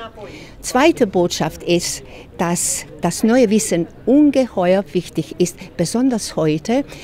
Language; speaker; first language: German; non-native, fluent; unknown